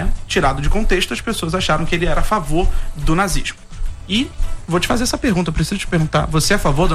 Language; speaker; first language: Portuguese; native; Portuguese